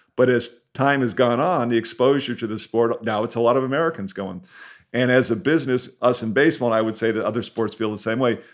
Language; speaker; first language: English; native; English